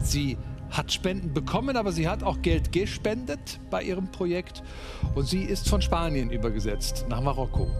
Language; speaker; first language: German; native; German